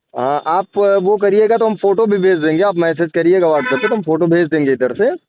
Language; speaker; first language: Hindi; native; Hindi